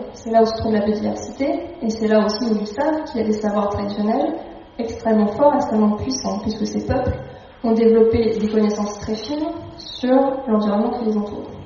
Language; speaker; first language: French; native; French